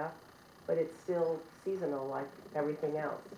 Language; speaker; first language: English; native; English